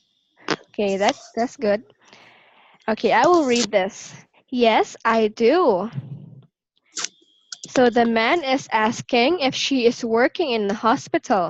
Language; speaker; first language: English; non-native, local second language; Filipino